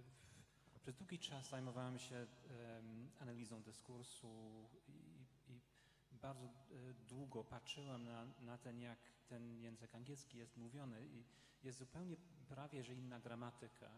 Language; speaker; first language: Polish; non-native, fluent; English